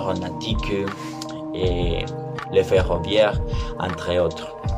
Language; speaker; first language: French; non-native, learner; Spanish